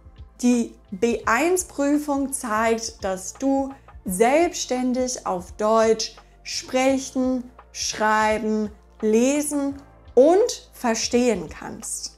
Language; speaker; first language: German; non-native, fluent; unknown